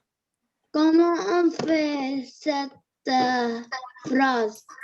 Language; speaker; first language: French; non-native, learner; Arabic